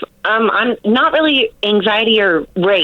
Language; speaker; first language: English; native; English